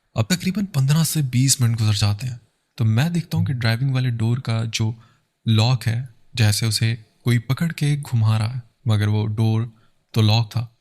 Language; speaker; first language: Urdu; native; Urdu